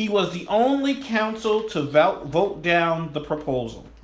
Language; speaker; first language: English; native; English